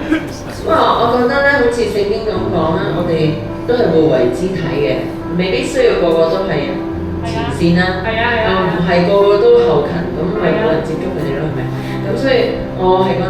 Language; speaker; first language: Cantonese; native; Cantonese